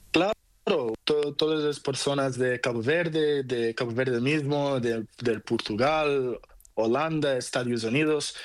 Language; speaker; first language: Spanish; non-native, learner; Portuguese